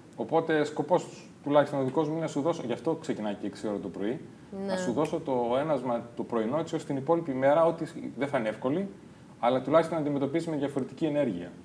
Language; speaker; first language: Greek; native; Greek